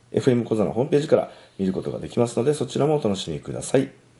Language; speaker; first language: Japanese; native; Japanese